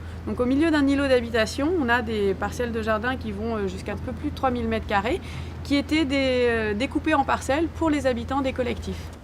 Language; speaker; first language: French; native; French